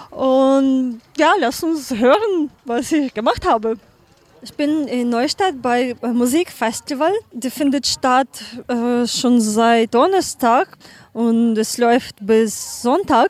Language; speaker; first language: German; non-native, learner; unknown